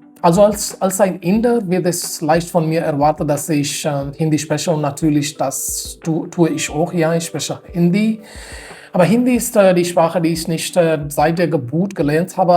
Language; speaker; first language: German; non-native, fluent; Haryanvi